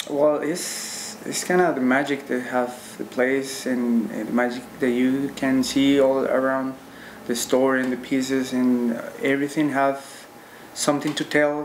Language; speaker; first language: English; non-native, learner; Spanish